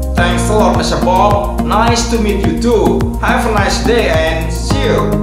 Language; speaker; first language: English; non-native, fluent; Indonesian